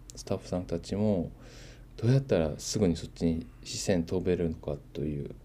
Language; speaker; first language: Japanese; native; Japanese